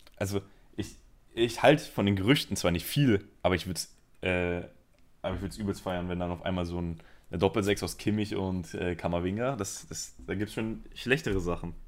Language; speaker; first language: German; early bilingual, other home language; Spanish